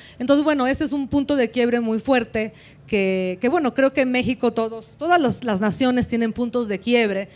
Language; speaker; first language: Spanish; non-native, fluent; Italian